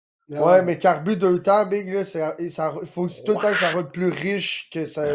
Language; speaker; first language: French; native; French